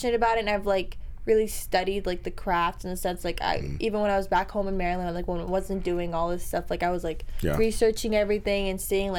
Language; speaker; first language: English; early bilingual, other home language; Spanish